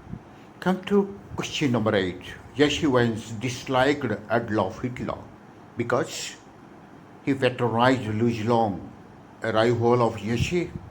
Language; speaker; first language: English; non-native, local second language; Odia